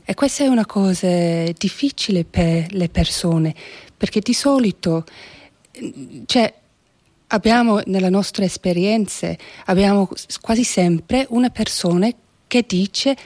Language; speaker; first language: Italian; non-native, fluent; English